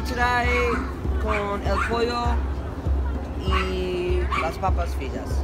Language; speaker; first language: Spanish; non-native, learner; English